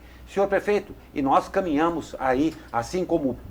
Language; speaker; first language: Portuguese; native; Portuguese